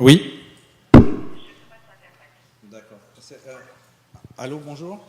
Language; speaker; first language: French; native; French